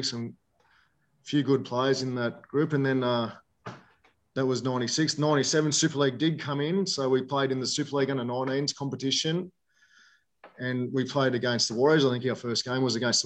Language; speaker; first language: English; native; English